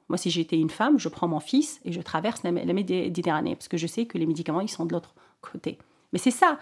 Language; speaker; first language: French; non-native, local second language; Arabic